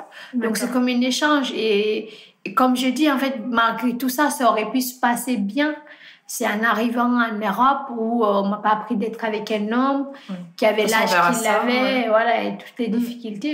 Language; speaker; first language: French; non-native, fluent; Fula